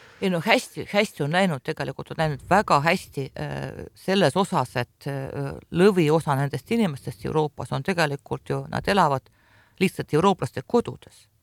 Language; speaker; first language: Estonian; non-native, local second language; Russian